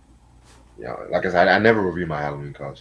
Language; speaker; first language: English; native; English